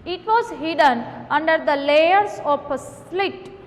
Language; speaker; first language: English; non-native, local second language; Gujarati